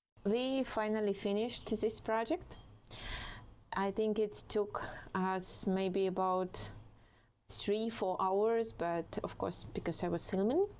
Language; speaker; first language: English; non-native, fluent; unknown